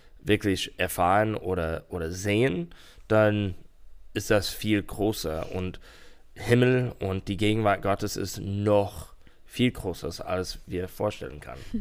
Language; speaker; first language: German; non-native, fluent; English